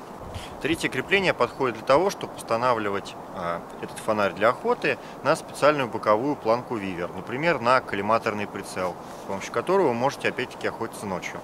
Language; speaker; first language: Russian; native; Russian